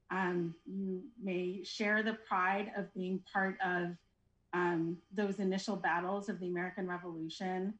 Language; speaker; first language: English; native; English